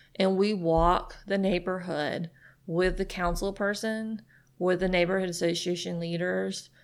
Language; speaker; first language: English; native; English